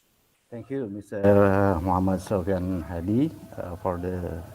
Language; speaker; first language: English; non-native, local second language; Indonesian